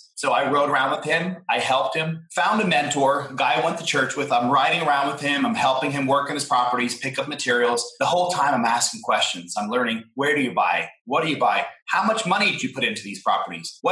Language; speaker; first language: English; native; English